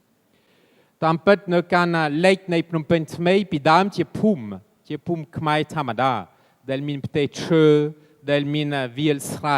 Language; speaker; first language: Khmer; non-native, fluent; French